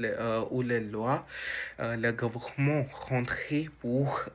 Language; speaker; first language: French; non-native, learner; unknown